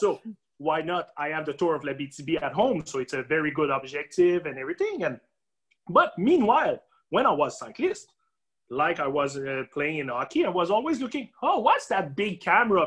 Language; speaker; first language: English; native; English